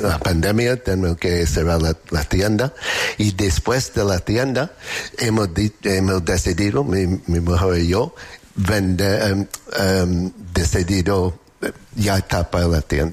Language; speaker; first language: Spanish; non-native, fluent; English